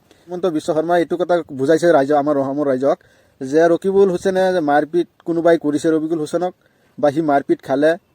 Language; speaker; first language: Assamese; native; Assamese